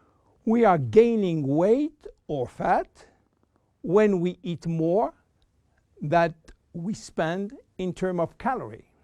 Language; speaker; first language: English; non-native, fluent; French